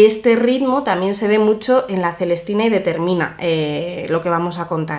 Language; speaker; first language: Spanish; native; Spanish